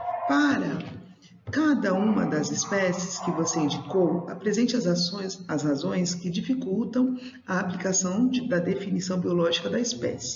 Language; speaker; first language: Portuguese; native; Portuguese